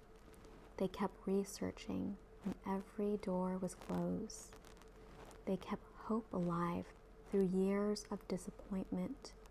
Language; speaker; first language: English; native; English